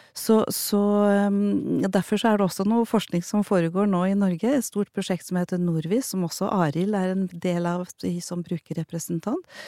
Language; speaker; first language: Norwegian; native; Norwegian